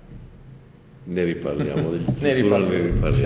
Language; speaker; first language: Italian; native; Italian